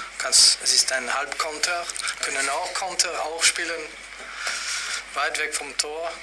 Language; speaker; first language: German; non-native, fluent; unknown